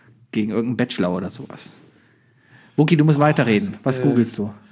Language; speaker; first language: German; native; German